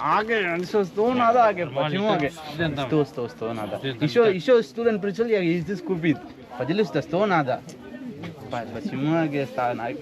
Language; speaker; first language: Russian; non-native, learner; Tamil